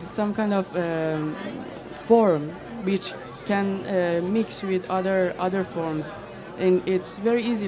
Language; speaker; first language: English; non-native, fluent; Persian